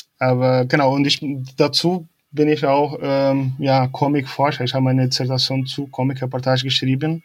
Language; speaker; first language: German; non-native, fluent; Portuguese